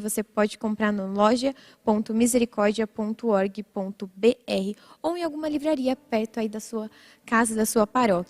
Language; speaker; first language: Portuguese; native; Portuguese